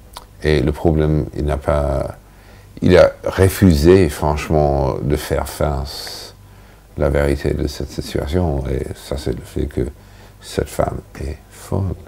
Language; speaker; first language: French; non-native, fluent; English